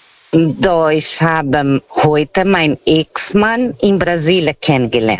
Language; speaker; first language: German; non-native, fluent; Portuguese